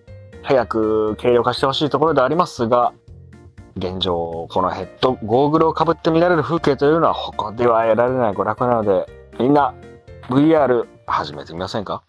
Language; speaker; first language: Japanese; native; Japanese